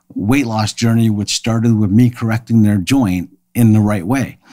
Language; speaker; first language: English; native; English